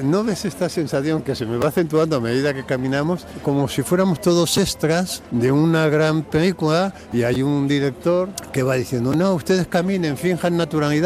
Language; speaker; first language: Spanish; native; Spanish